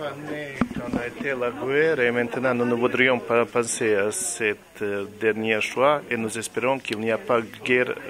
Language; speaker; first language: French; non-native, learner; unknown